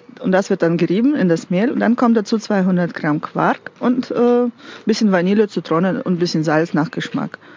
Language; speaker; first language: German; non-native, fluent; Russian